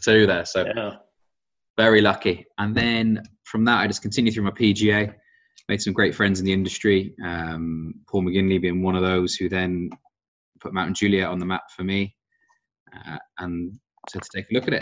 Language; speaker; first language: English; native; English